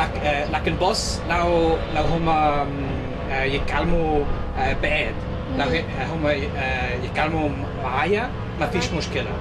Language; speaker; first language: Arabic; non-native, learner; English